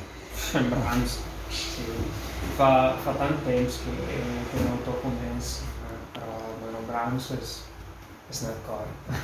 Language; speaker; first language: Catalan; non-native, fluent; Italian